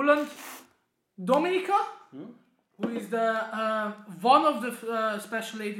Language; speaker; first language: English; non-native, fluent; Hungarian